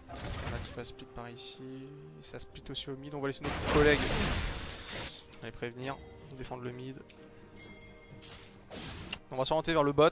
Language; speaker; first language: French; native; French